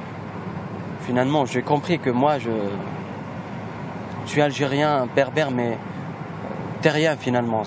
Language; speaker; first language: French; non-native, local second language; Kabyle